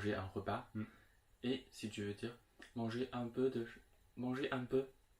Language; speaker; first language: French; non-native, fluent; Chinese